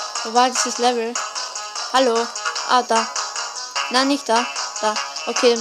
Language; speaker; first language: German; native; German